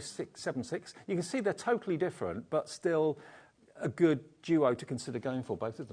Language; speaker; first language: English; native; English